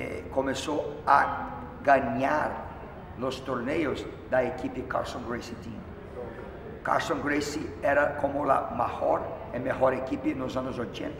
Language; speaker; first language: Spanish; non-native, fluent; Portuguese